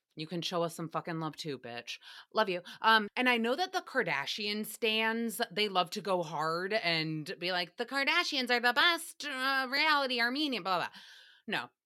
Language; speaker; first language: English; early bilingual, other home language; Armenian